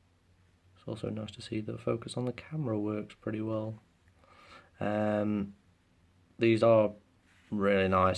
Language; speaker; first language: English; native; English